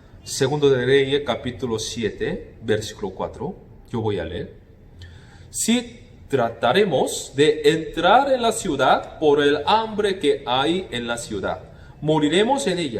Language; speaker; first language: Spanish; non-native, fluent; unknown